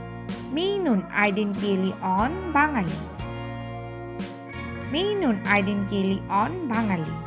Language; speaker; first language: Finnish; non-native, learner; Bangla